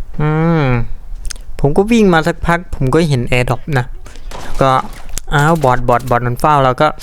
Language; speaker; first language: Thai; native; Thai